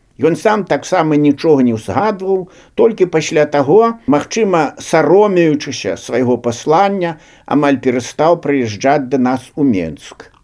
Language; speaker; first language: Belarusian; native; Belarusian